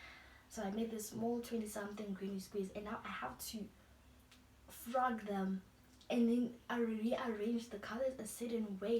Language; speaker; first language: English; non-native, local second language; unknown